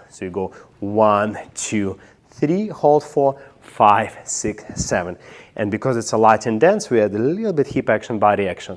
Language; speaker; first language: English; non-native, fluent; Russian